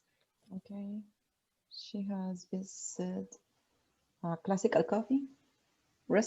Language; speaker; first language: English; non-native, learner; Spanish